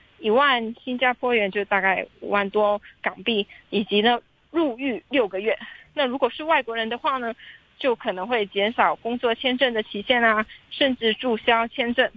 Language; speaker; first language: Chinese; non-native, local second language; Cantonese